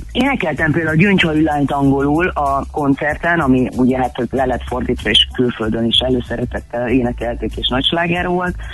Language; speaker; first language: Hungarian; native; Hungarian